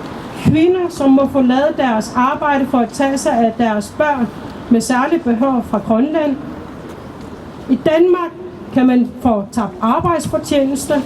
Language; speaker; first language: Danish; non-native, local second language; Kalaallisut